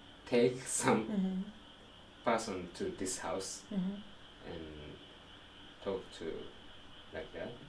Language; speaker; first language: English; non-native, learner; Japanese